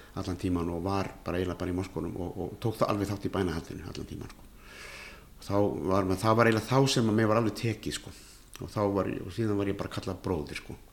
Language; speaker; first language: Icelandic; native; Icelandic